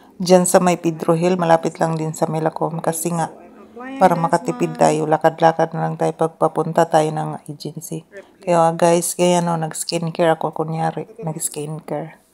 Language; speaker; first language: Filipino; non-native, local second language; Cebuano